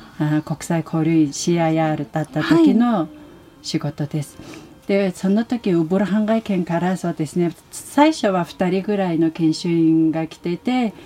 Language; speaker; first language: Japanese; non-native, fluent; Mongolian